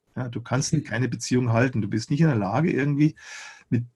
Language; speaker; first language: German; native; German